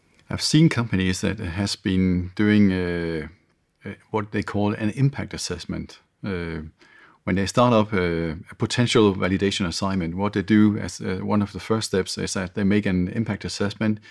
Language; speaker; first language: English; non-native, fluent; Danish